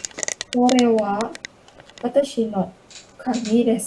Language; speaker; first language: Japanese; non-native, learner; Indonesian